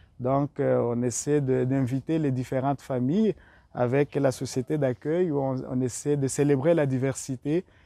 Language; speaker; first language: French; non-native, local second language; Rundi